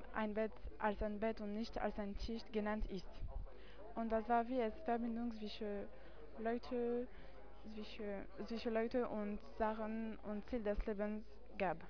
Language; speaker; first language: German; non-native, learner; French